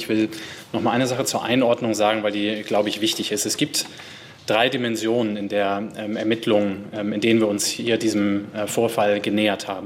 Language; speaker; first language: German; native; German